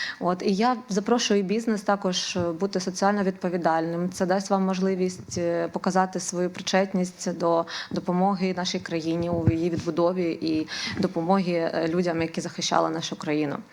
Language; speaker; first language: Ukrainian; native; Ukrainian